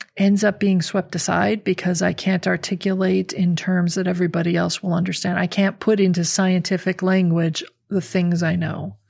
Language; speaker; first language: English; native; English